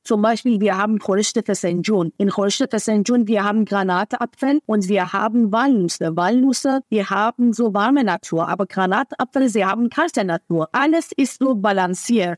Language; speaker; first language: German; non-native, fluent; Persian